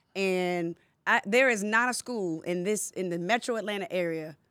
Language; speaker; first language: English; native; English